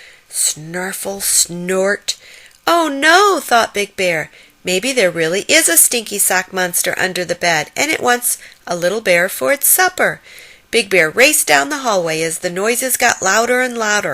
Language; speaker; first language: English; native; English